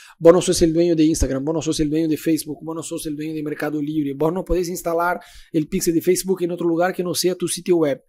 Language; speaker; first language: Spanish; non-native, fluent; Portuguese